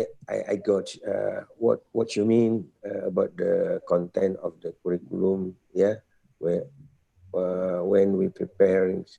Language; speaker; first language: English; non-native, fluent; Indonesian